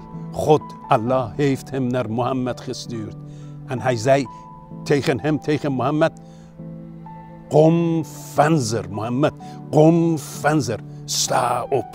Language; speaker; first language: Dutch; non-native, fluent; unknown